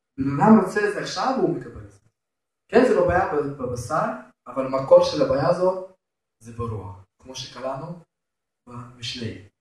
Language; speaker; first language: Hebrew; non-native, fluent; Russian